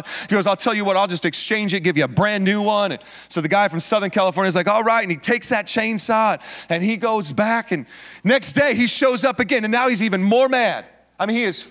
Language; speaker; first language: English; native; English